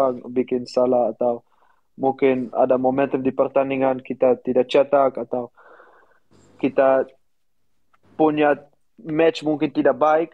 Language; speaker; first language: Indonesian; non-native, learner; Dutch